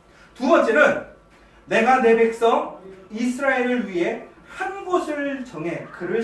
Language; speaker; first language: Korean; native; Korean